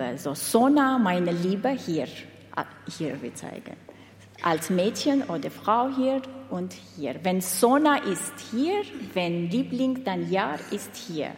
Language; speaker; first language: German; non-native, learner; Armenian